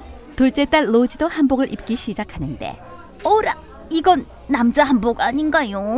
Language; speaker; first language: Korean; native; Korean